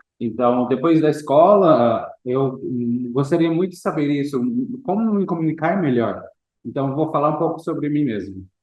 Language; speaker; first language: Portuguese; non-native, fluent; English